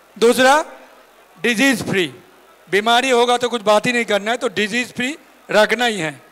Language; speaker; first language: Hindi; non-native, local second language; Bangla